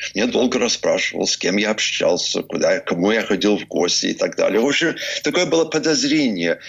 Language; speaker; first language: Russian; early bilingual, heritage; Russian